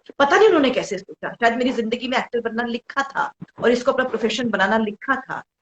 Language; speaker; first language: Hindi; non-native, local second language; Bangla